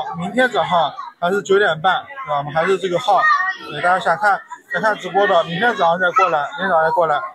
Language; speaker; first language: Chinese; native; Chinese